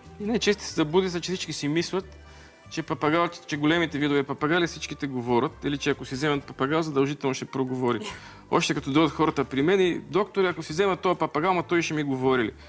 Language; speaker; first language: Bulgarian; native; Bulgarian